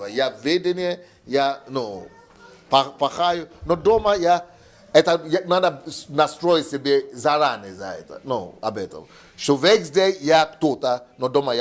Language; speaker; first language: Russian; non-native, learner; Yoruba